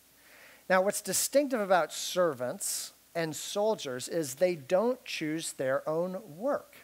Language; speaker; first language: English; native; English